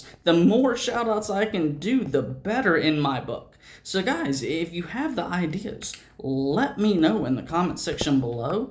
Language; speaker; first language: English; native; English